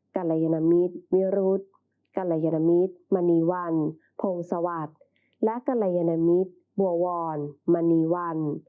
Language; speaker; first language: Thai; native; Thai